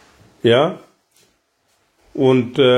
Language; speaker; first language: German; non-native, learner; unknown